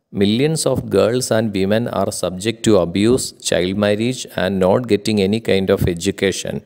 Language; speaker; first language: English; non-native, local second language; Malayalam